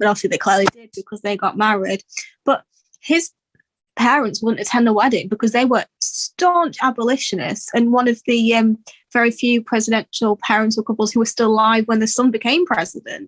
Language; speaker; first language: English; native; English